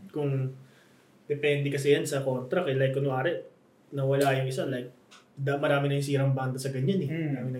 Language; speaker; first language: Filipino; native; Filipino